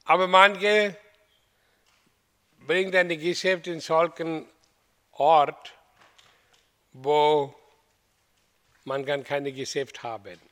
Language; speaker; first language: German; non-native, learner; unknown